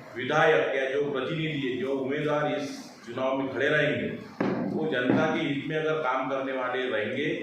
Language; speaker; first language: Hindi; non-native, local second language; Marathi